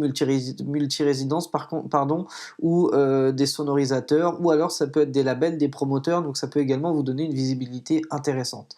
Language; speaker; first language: French; native; French